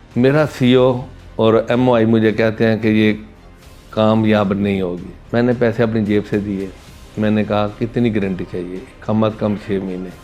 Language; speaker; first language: Urdu; non-native, local second language; Punjabi